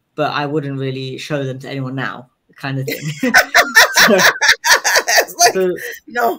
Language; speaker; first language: English; native; English